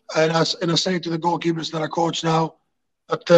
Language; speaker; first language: English; non-native, fluent; Greek